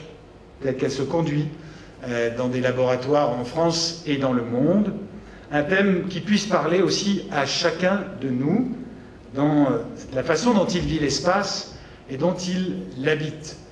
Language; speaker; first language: French; native; French